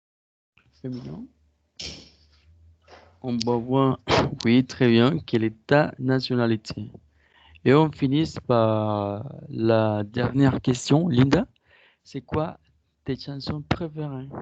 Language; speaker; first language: French; non-native, fluent; Spanish